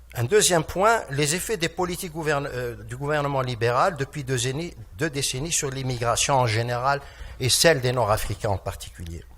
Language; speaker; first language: French; non-native, local second language; Kabyle